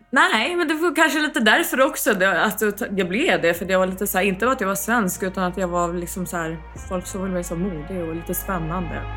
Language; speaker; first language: Swedish; early bilingual, heritage; Swedish